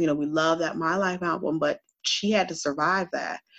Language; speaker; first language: English; native; English